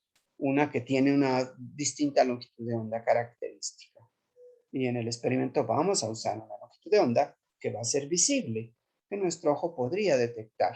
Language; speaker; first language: Spanish; native; Spanish